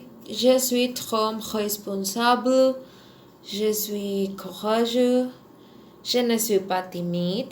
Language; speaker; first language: French; non-native, learner; Spanish